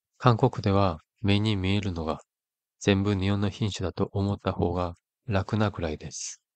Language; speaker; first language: Japanese; non-native, fluent; Korean